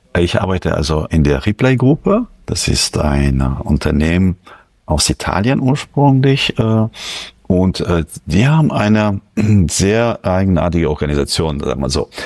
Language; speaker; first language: German; non-native, fluent; French